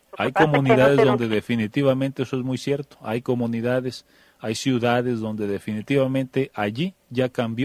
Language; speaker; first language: Spanish; native; Spanish